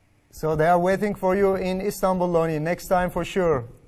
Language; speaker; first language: English; non-native, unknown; Turkish